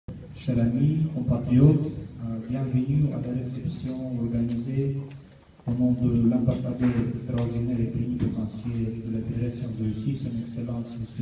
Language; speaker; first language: French; non-native, fluent; Russian